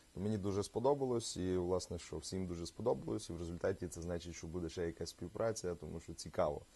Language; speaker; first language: Ukrainian; native; Ukrainian